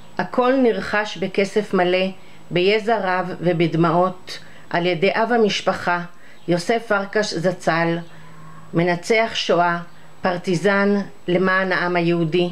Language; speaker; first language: Hebrew; native; Hebrew